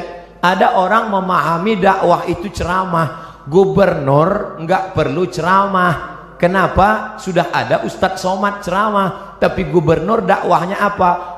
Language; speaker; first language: Indonesian; native; Indonesian